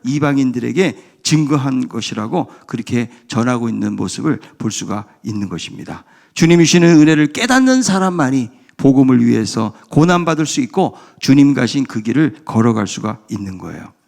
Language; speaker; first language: Korean; native; Korean